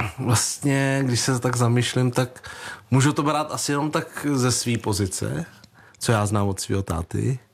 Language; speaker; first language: Czech; early bilingual, other home language; Vietnamese